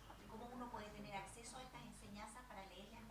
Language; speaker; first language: Spanish; native; Spanish